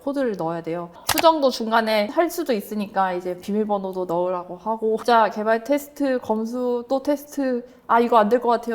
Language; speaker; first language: Korean; native; Korean